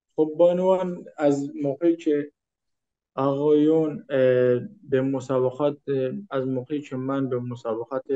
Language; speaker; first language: Persian; native; Persian